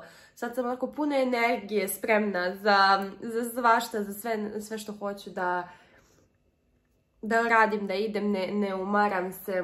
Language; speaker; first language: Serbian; early bilingual, heritage; Serbian